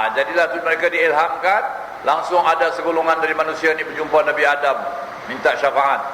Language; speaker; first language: Malay; native; Malay